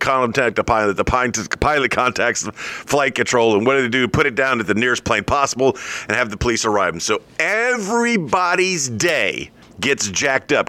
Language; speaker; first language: English; native; English